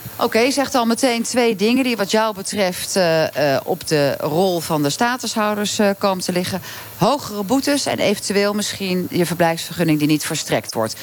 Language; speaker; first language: Dutch; native; Dutch